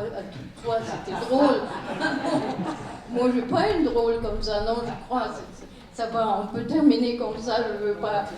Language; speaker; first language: French; non-native, fluent; German